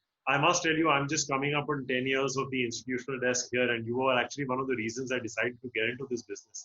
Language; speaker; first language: English; non-native, local second language; Hindi